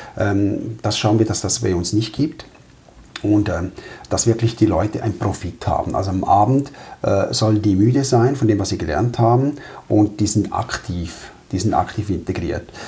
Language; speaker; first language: German; early bilingual, other home language; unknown